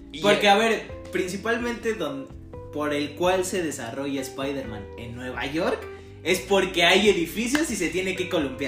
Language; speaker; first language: Spanish; native; Spanish